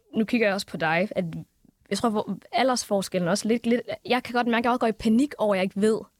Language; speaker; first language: Danish; early bilingual, other home language; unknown